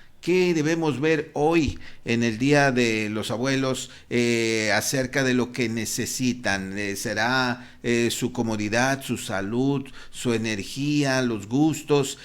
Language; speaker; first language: Spanish; native; Spanish